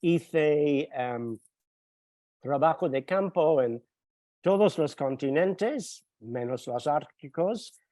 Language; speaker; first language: Spanish; non-native, fluent; English